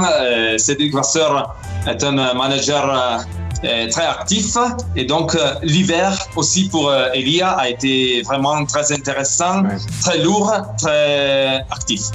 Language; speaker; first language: French; non-native, fluent; Italian